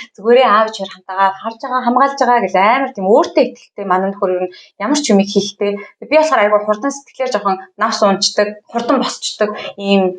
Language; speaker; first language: Mongolian; native; Mongolian